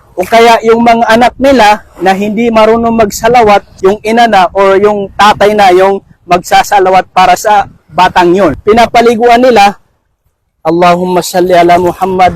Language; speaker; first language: Filipino; non-native, local second language; Maranao